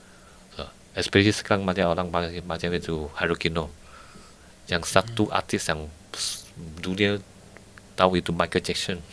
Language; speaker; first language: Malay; non-native, local second language; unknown